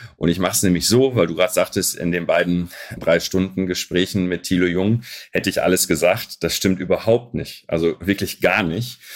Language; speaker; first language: German; early bilingual, other home language; Arabic